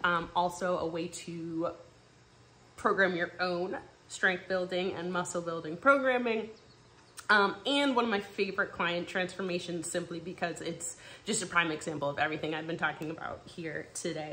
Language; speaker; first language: English; native; English